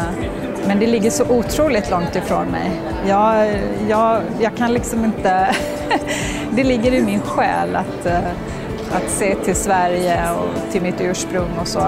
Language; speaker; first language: Swedish; native; Swedish